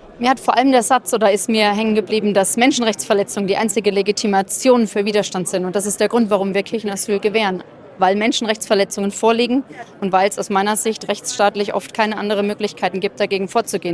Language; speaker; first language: German; native; German